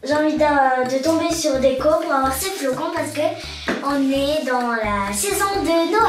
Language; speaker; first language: French; early bilingual, other home language; Russian